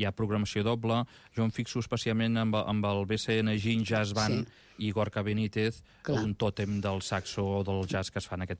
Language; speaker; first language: Catalan; native; Catalan